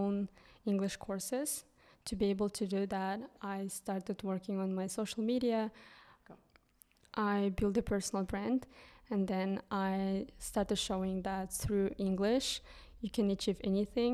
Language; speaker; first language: English; non-native, fluent; Kyrgyz